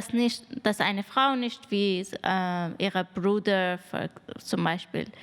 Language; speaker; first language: German; non-native, fluent; Persian